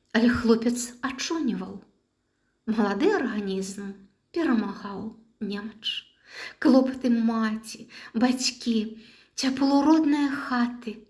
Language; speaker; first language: Belarusian; native; Belarusian